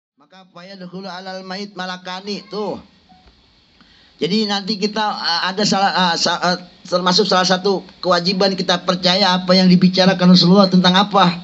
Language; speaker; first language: Indonesian; native; Indonesian